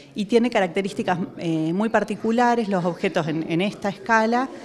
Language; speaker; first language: Spanish; native; Spanish